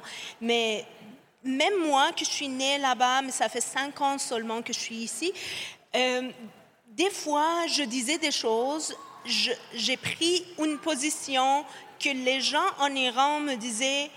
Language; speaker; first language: French; non-native, fluent; Persian